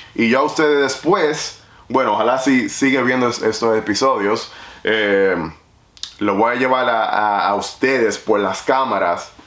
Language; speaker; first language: Spanish; native; Spanish